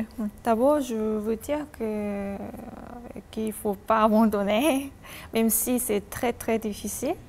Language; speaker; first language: French; non-native, fluent; Korean